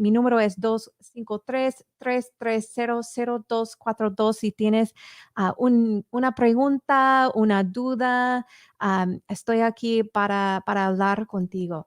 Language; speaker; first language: Spanish; early bilingual, heritage; English